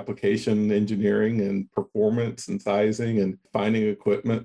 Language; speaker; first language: English; native; English